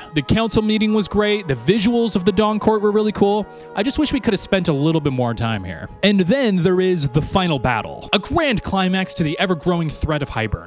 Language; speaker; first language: English; native; English